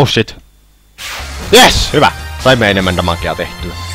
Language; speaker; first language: Finnish; native; Finnish